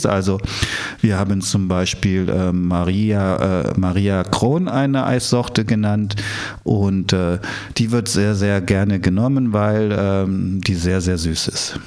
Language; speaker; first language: German; early bilingual, other home language; Italian